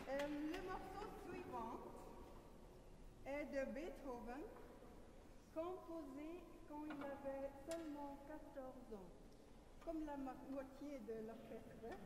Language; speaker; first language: French; non-native, fluent; German